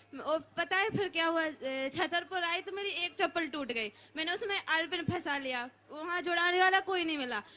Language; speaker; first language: Hindi; native; Hindi